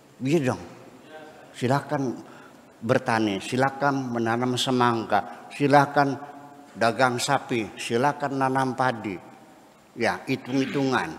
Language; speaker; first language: Indonesian; non-native, local second language; Javanese